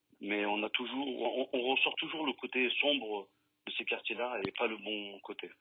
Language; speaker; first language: French; native; French